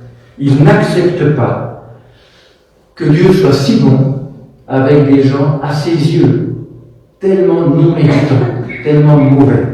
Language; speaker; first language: French; native; French